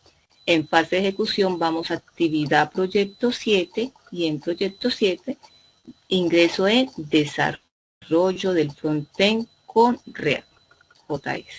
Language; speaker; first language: Spanish; native; Spanish